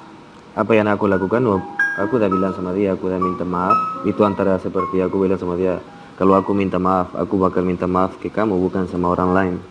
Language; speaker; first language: Indonesian; non-native, fluent; Spanish